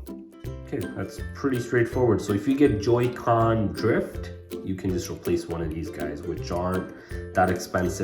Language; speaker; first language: English; native; English